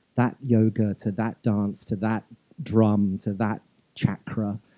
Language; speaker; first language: English; native; English